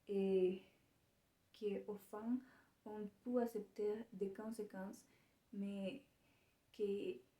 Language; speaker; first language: French; non-native, learner; Spanish